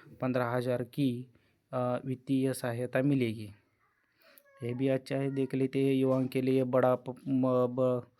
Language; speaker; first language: Hindi; non-native, local second language; Marathi